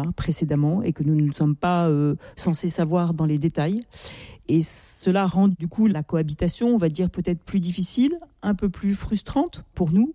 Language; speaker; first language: French; native; French